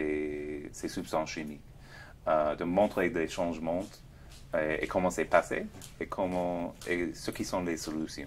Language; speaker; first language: French; non-native, fluent; English